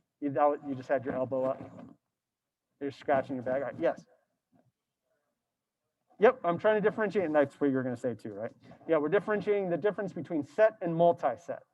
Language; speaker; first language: English; native; English